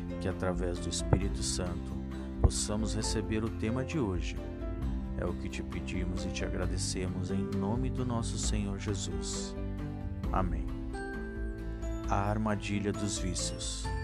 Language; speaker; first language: Portuguese; native; Portuguese